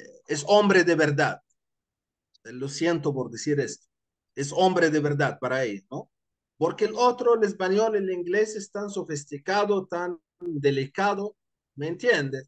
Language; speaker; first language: Spanish; non-native, fluent; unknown